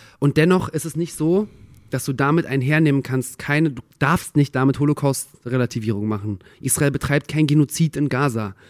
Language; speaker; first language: German; early bilingual, other home language; Russian